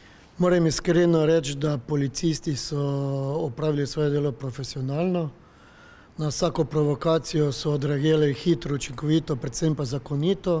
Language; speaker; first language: Slovenian; native; Slovenian